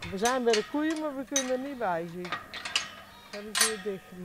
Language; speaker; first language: Dutch; native; Dutch